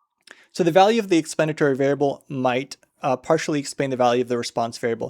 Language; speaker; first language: English; native; English